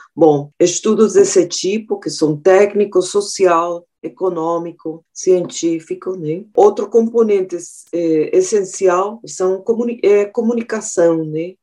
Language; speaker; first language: Portuguese; non-native, fluent; Spanish